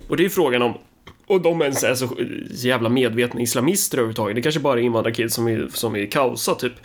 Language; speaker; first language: Swedish; native; Swedish